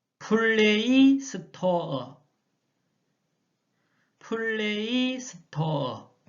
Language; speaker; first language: Korean; non-native, fluent; Chinese